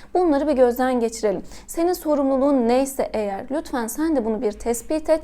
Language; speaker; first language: Turkish; native; Turkish